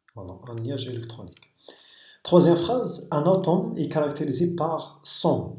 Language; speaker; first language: French; non-native, local second language; Arabic